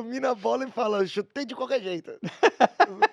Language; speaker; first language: Portuguese; native; Portuguese